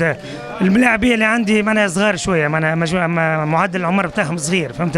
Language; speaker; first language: Arabic; native; Arabic